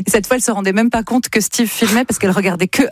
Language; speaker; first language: French; native; French